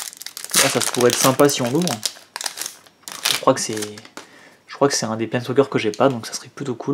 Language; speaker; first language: French; native; French